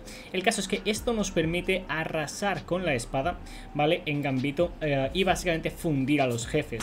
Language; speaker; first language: Spanish; native; Spanish